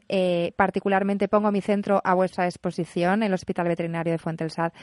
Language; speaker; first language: Spanish; early bilingual, other home language; English